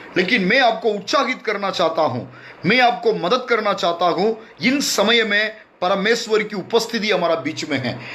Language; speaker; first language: Hindi; non-native, local second language; Tamil